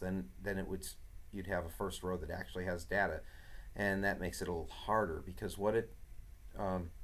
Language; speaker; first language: English; native; English